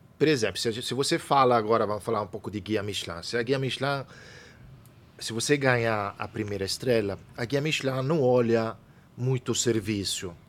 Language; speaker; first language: Portuguese; non-native, fluent; Italian